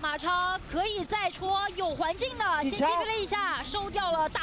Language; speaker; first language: Chinese; native; Chinese